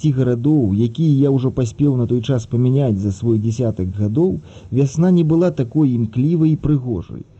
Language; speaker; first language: Belarusian; early bilingual, other home language; Russian